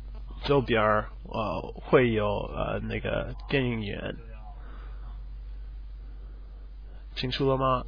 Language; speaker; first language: Chinese; non-native, learner; English